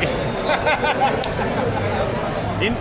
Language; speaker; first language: Spanish; non-native, learner; Korean